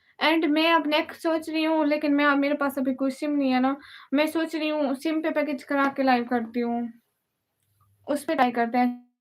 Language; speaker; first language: Urdu; non-native, local second language; Punjabi